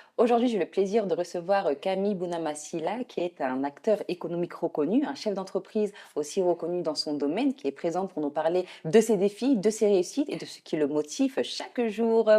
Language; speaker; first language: French; native; French